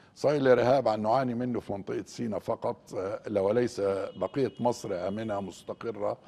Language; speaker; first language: Arabic; native; Arabic